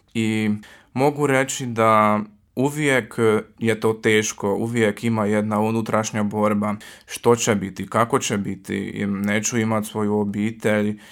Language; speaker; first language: Croatian; early bilingual, heritage; Croatian